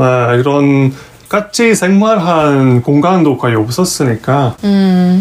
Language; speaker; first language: Korean; non-native, fluent; Hungarian